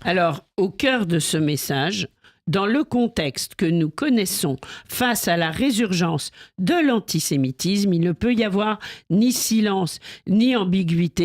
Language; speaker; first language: French; native; French